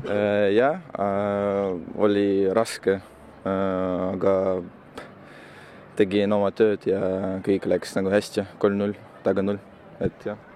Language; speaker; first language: Estonian; non-native, local second language; Russian